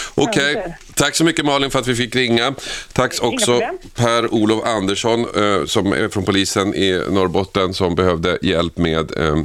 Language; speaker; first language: Swedish; native; Swedish